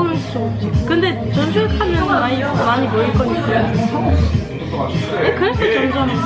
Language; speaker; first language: Korean; non-native, learner; French